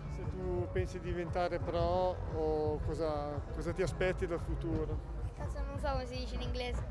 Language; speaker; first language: English; non-native, fluent; Italian